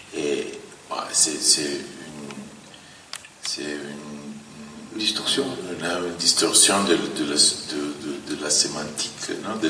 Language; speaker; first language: French; non-native, fluent; Italian